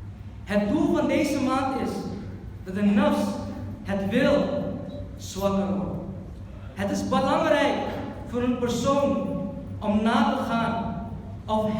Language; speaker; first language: Dutch; early bilingual, other home language; Urdu